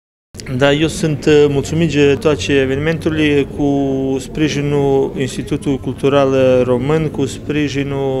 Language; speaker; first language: Romanian; early bilingual, heritage; Romanian